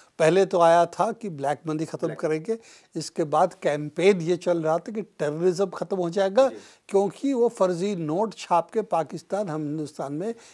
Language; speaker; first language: Hindi; non-native, local second language; Bangla